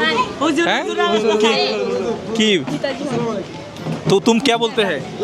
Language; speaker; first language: Hindi; non-native, learner; Bangla